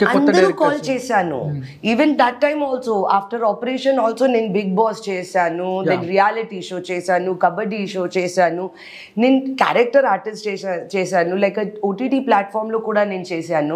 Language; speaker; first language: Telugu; non-native, learner; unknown